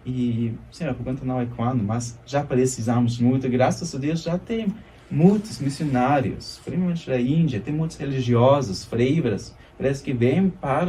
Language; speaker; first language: Portuguese; non-native, fluent; German